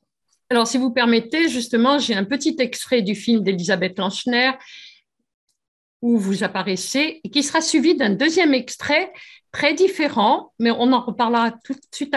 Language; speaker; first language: French; native; French